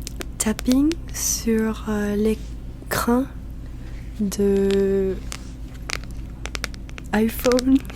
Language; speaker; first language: French; non-native, learner; English